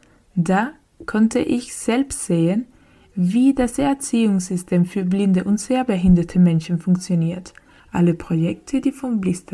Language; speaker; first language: German; non-native, learner; Spanish